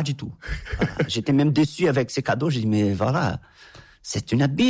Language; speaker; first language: French; non-native, fluent; Portuguese